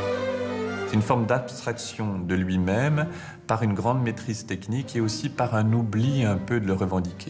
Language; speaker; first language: French; native; French